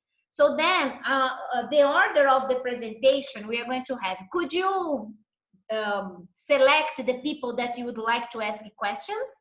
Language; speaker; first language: English; non-native, fluent; Portuguese